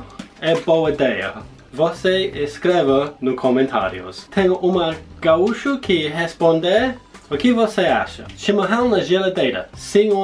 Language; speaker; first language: Portuguese; non-native, learner; English